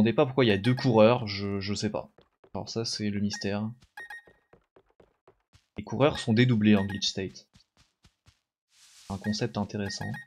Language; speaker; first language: French; native; French